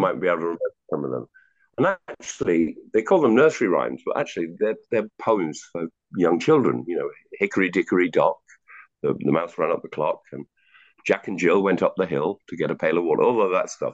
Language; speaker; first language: English; native; English